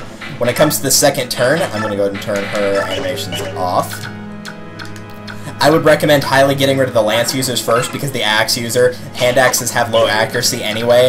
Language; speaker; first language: English; native; English